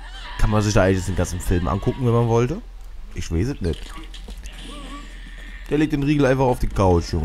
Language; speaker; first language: German; native; German